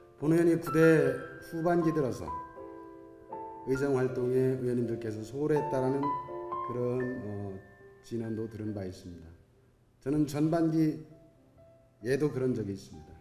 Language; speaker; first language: Korean; native; Korean